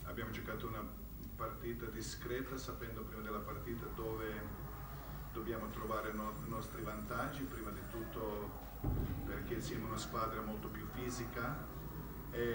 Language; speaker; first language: Italian; non-native, fluent; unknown